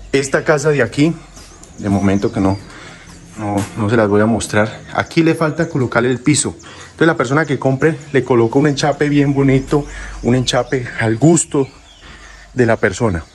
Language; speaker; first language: Spanish; native; Spanish